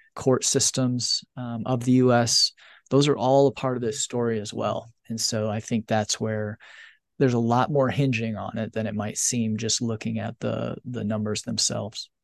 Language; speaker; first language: English; native; English